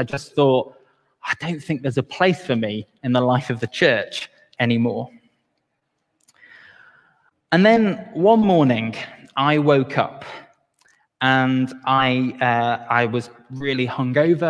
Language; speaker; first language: English; native; English